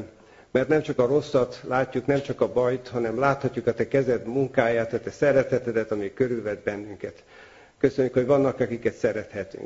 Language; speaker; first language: Hungarian; native; Hungarian